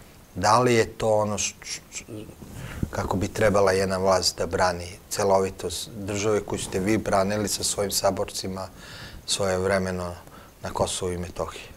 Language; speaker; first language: Croatian; native; Croatian